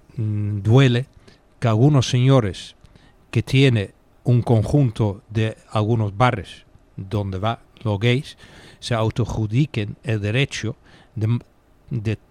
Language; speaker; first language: Spanish; non-native, fluent; Dutch